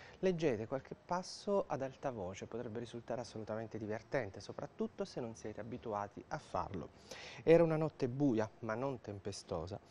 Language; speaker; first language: Italian; native; Italian